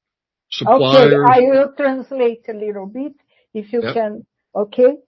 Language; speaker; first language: English; non-native, learner; Portuguese